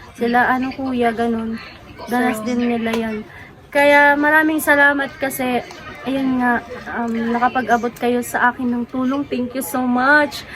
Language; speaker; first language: Filipino; non-native, local second language; Bikol